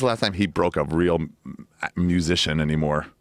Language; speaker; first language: English; native; English